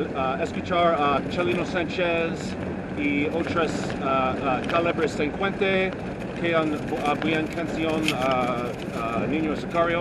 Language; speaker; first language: Spanish; non-native, learner; English